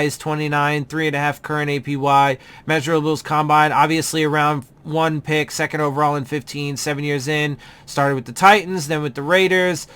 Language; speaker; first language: English; native; English